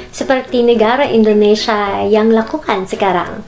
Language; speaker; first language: Indonesian; non-native, fluent; Filipino